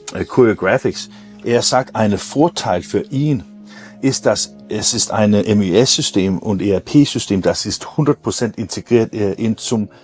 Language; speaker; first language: German; non-native, learner; Danish